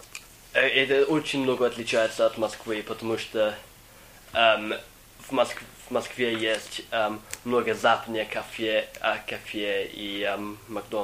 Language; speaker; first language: Russian; non-native, fluent; English